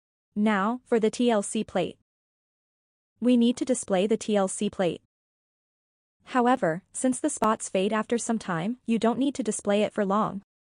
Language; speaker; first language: English; non-native, local second language; Malayalam